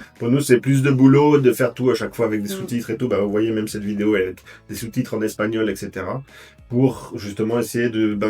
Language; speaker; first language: French; native; French